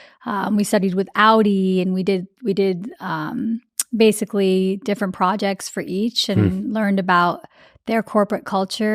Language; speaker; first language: English; early bilingual, other home language; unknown